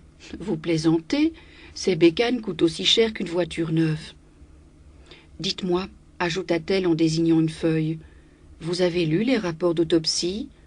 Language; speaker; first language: French; native; French